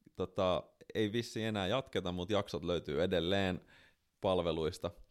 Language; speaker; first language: Finnish; native; Finnish